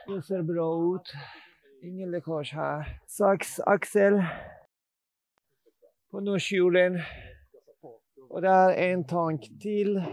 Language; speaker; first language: Swedish; non-native, learner; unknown